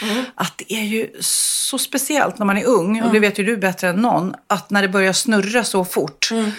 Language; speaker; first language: Swedish; native; Swedish